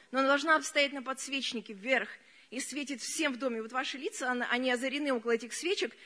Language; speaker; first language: Russian; early bilingual, other home language; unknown